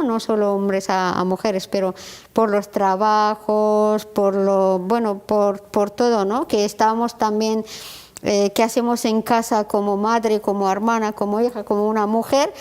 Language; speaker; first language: Spanish; non-native, learner; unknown